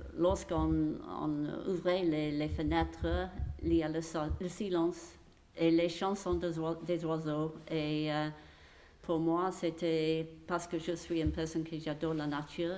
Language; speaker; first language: French; non-native, fluent; English